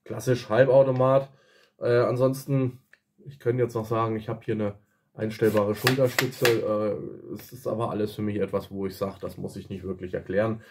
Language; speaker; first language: German; native; German